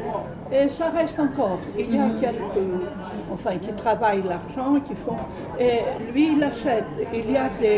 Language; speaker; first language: French; non-native, fluent; Greek